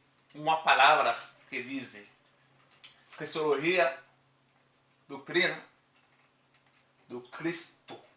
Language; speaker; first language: Portuguese; non-native, learner; Haitian Creole